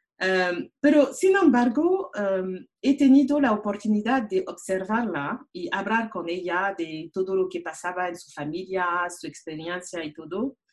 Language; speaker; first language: Spanish; non-native, learner; French